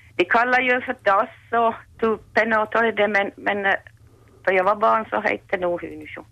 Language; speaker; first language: Swedish; native; Swedish